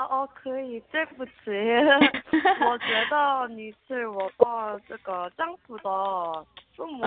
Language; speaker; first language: Chinese; non-native, learner; Korean